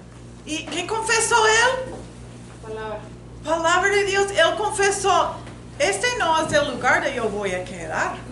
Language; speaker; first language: Spanish; non-native, learner; English